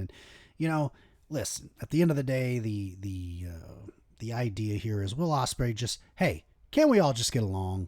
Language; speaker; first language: English; native; English